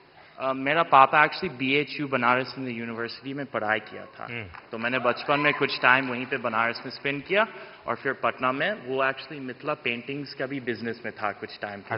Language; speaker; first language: Hindi; non-native, fluent; English